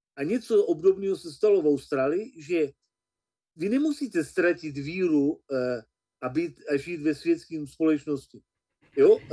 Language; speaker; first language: Czech; native; Czech